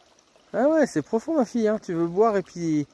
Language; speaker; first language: French; native; French